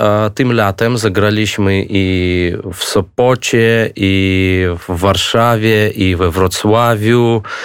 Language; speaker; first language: Polish; non-native, fluent; Russian